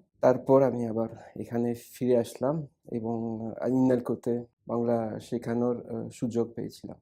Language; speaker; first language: Bangla; non-native, fluent; French